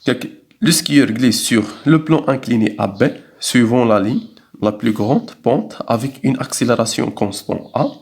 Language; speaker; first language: French; non-native, local second language; Arabic